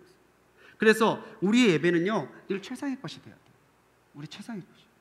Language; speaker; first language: Korean; native; Korean